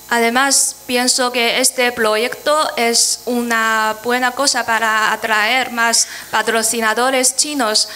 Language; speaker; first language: Spanish; non-native, fluent; Chinese